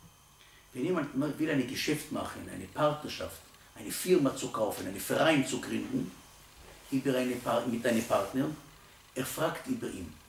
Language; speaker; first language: German; non-native, learner; Hebrew